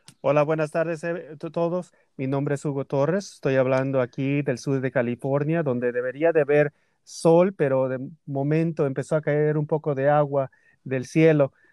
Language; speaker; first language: Spanish; early bilingual, other home language; English